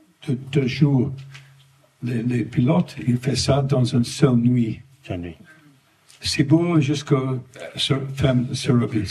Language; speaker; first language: French; non-native, fluent; English